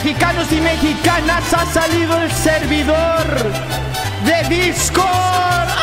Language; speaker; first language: Spanish; native; Spanish